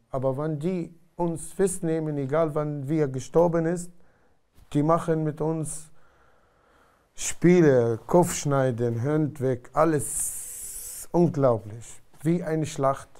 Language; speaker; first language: German; non-native, learner; Arabic